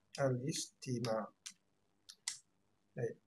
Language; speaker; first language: Arabic; non-native, fluent; Malay